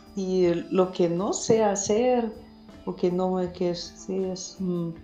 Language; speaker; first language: Spanish; non-native, fluent; German